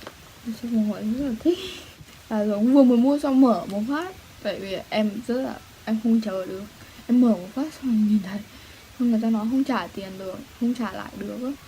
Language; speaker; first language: Vietnamese; early bilingual, heritage; Vietnamese